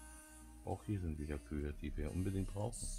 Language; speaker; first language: German; native; German